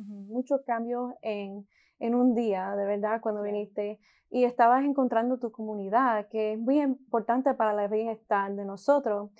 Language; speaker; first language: Spanish; early bilingual, heritage; Spanish